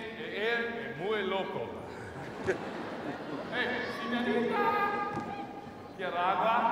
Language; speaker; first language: Spanish; non-native, learner; English